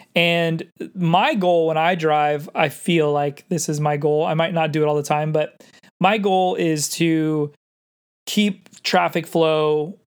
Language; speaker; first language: English; native; English